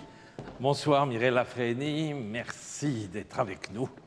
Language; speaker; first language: French; native; French